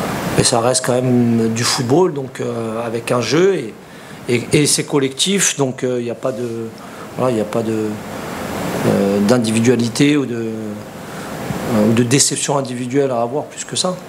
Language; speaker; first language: French; native; French